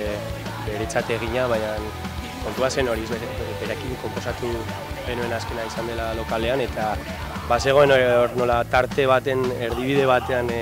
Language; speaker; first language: Basque; native; Basque